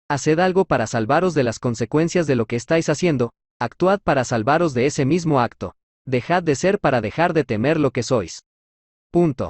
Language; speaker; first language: Spanish; native; Spanish